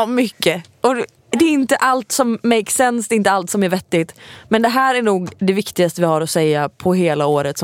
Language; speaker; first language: Swedish; native; Swedish